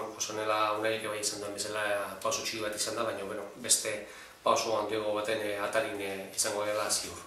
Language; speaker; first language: Basque; native; Basque